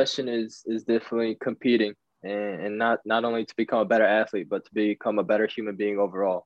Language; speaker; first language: English; early bilingual, other home language; Japanese